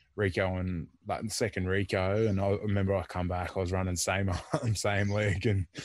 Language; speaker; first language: English; native; English